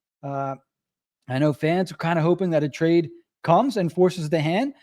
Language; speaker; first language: English; native; English